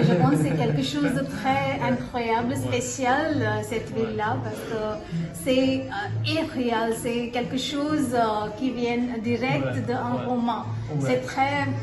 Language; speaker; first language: French; non-native, learner; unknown